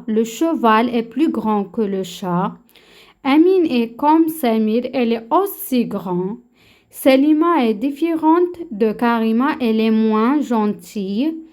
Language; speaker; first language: French; non-native, local second language; Arabic